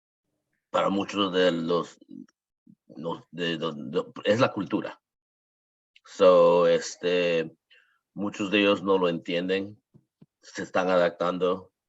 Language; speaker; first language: Spanish; early bilingual, heritage; Spanish